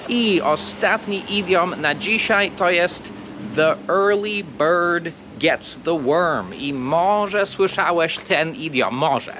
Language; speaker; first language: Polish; non-native, fluent; English